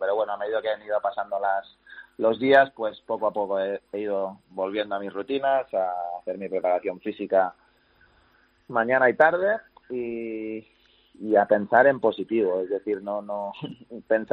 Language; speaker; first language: Spanish; native; Spanish